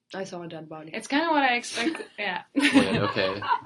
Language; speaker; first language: English; early bilingual, other home language; Italian